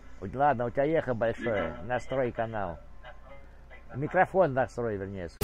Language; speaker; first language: Russian; native; Russian